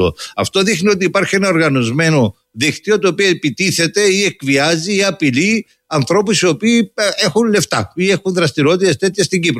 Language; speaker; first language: Greek; native; Greek